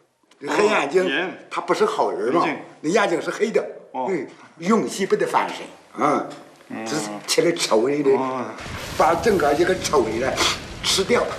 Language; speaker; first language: Chinese; native; Chinese